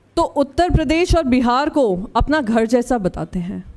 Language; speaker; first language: Hindi; native; Hindi